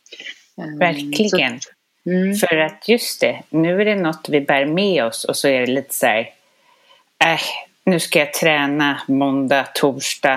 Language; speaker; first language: Swedish; native; Swedish